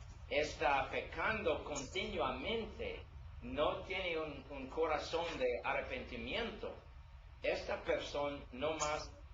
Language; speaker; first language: Spanish; non-native, learner; English